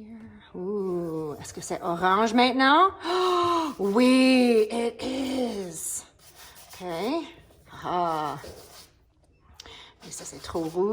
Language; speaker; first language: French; non-native, learner; English